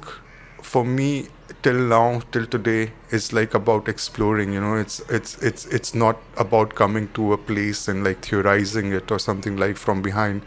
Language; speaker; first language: English; non-native, local second language; Hindi